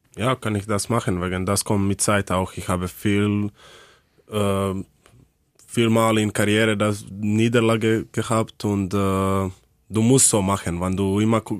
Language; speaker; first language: German; non-native, learner; Croatian